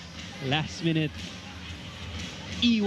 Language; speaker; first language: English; non-native, local second language; Filipino